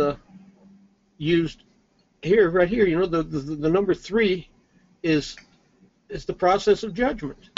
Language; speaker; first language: English; native; English